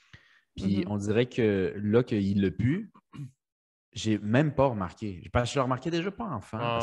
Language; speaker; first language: French; early bilingual, other home language; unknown